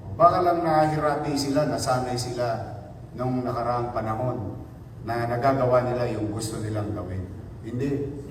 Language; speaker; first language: Filipino; native; Filipino